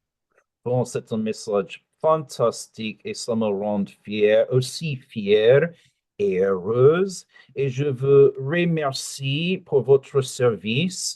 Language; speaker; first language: French; non-native, learner; English